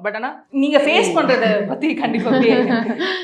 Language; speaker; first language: Tamil; native; Tamil